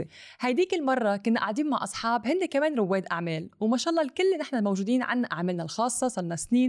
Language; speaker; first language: Arabic; native; Arabic